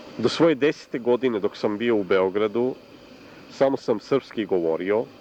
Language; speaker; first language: Serbian; non-native, local second language; Hungarian